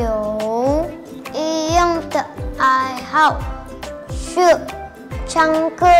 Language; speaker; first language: Chinese; non-native, learner; Indonesian